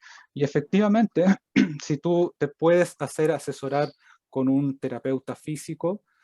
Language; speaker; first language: Spanish; native; Spanish